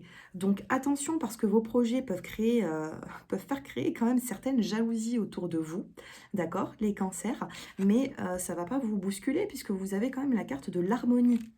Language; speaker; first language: French; native; French